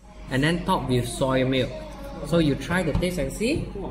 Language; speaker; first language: English; non-native, local second language; Min Nan Chinese